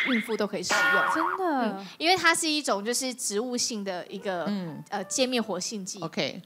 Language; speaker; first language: Chinese; native; Chinese